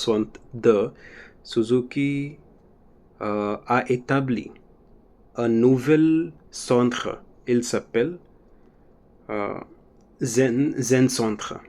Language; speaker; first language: French; non-native, learner; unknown